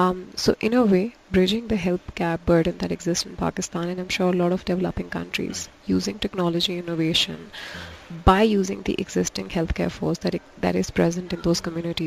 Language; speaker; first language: English; non-native, local second language; Urdu